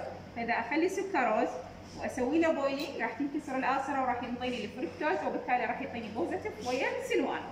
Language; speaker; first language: Arabic; native; Arabic